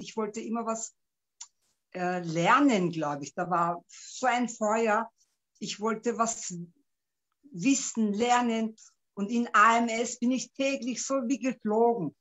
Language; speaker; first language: German; non-native, local second language; Turkish